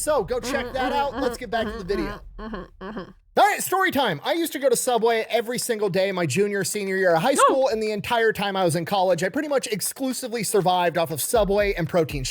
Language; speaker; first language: English; native; English